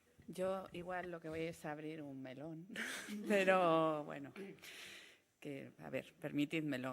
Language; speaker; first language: Spanish; native; Spanish